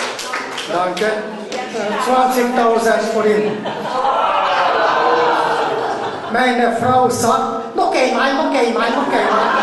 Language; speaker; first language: German; non-native, learner; Hungarian